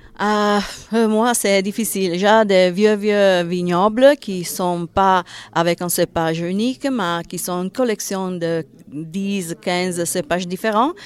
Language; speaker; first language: French; non-native, learner; Italian